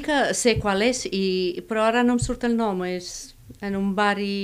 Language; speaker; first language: Catalan; non-native, fluent; Romanian